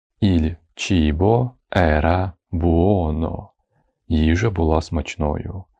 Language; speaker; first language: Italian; non-native, fluent; Ukrainian